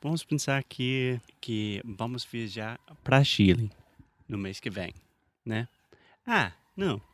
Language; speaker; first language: Portuguese; non-native, fluent; English